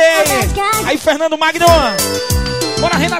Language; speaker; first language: Portuguese; native; Portuguese